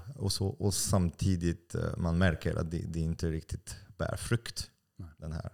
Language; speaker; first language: Swedish; non-native, fluent; French